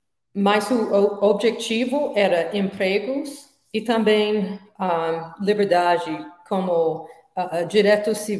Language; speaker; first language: Portuguese; non-native, learner; English